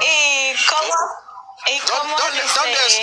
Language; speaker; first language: Spanish; non-native, learner; Haitian Creole